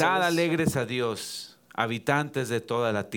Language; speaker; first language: Spanish; native; Spanish